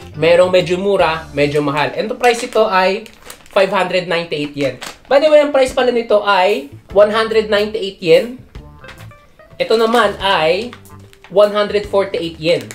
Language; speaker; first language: Filipino; native; Filipino